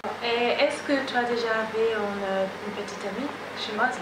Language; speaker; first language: French; non-native, learner; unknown